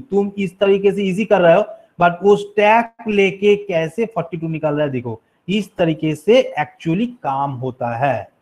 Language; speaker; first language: Hindi; non-native, local second language; Bangla